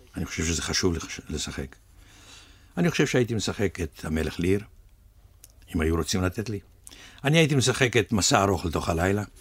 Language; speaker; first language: Hebrew; early bilingual, other home language; Russian